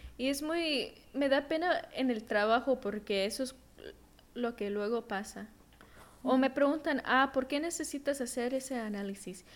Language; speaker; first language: Spanish; early bilingual, heritage; Spanish